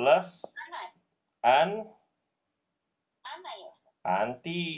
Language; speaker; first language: Arabic; non-native, fluent; Indonesian